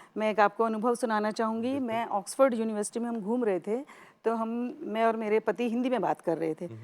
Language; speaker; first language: Hindi; native; Hindi